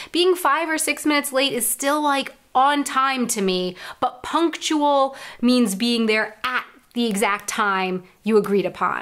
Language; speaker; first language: English; native; English